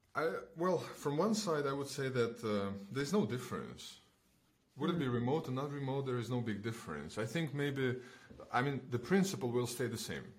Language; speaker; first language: English; non-native, fluent; Belarusian